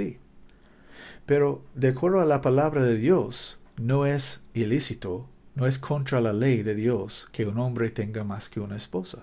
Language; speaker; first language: Spanish; non-native, learner; English